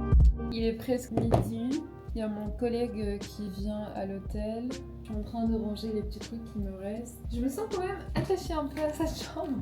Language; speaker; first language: French; non-native, fluent; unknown